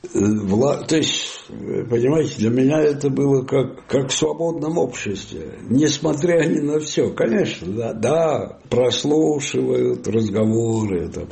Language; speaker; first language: Russian; non-native, fluent; Italian